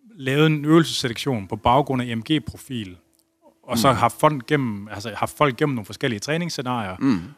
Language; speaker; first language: Danish; native; Danish